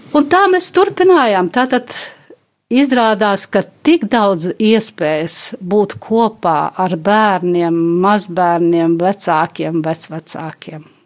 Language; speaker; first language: Latvian; native; Latvian